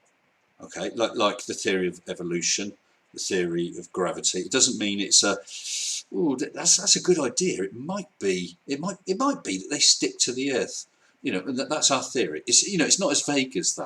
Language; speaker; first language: English; native; English